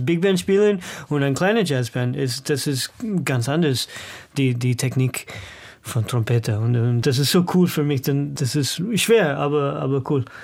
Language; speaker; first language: German; non-native, learner; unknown